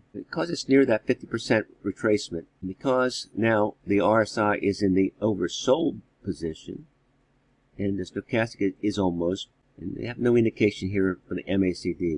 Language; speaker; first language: English; native; English